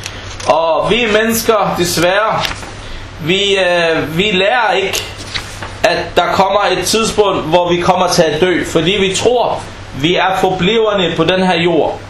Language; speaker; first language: Danish; non-native, fluent; Arabic